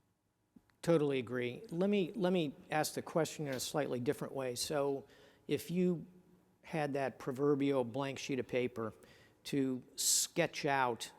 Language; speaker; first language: English; native; English